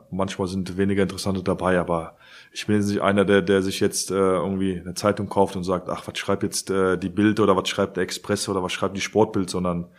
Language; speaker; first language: German; native; German